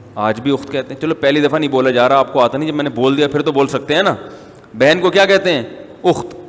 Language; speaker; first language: Urdu; native; Urdu